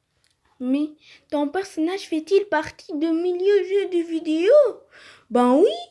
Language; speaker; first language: French; non-native, learner; Arabic